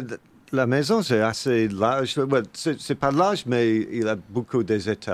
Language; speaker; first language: French; non-native, learner; English